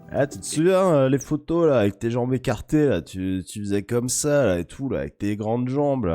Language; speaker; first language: French; native; French